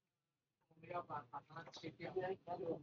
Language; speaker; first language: Chinese; native; Chinese